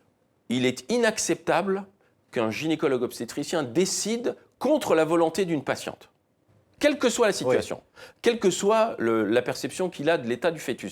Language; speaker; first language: French; native; French